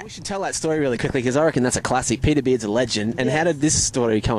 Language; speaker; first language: English; native; English